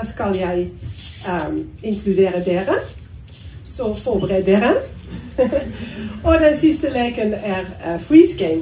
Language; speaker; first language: Norwegian; non-native, fluent; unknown